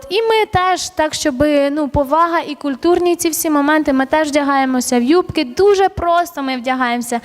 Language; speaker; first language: Ukrainian; early bilingual, other home language; Armenian